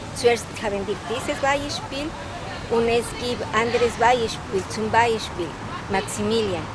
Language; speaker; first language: German; non-native, fluent; Spanish